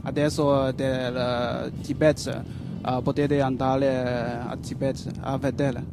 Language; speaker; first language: Italian; non-native, learner; Chinese